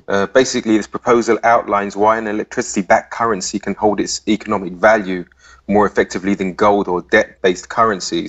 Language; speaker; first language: English; native; English